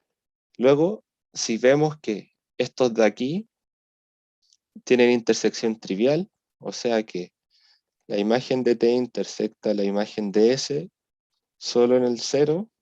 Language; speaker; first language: Spanish; native; Spanish